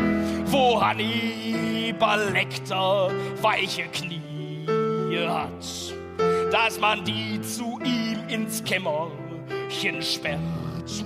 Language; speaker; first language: German; native; German